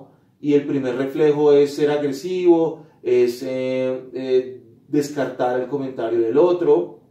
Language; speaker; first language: Spanish; native; Spanish